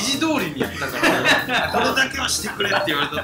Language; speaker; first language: Japanese; non-native, fluent; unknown